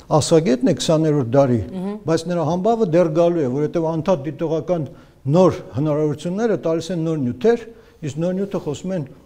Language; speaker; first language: Armenian; native; Armenian